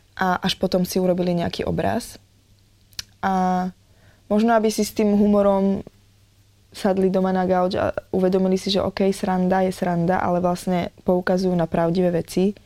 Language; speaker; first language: Slovak; native; Slovak